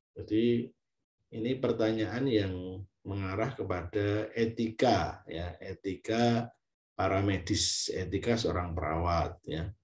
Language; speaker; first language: Indonesian; native; Indonesian